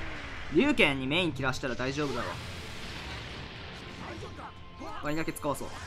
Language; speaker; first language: Japanese; native; Japanese